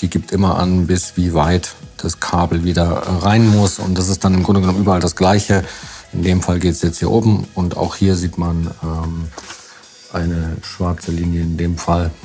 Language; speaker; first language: German; native; German